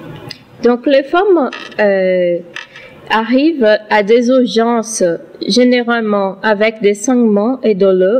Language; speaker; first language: French; non-native, learner; Portuguese